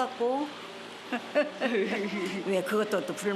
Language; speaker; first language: Korean; native; Korean